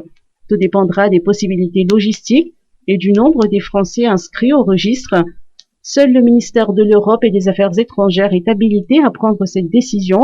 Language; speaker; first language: French; non-native, local second language; Malagasy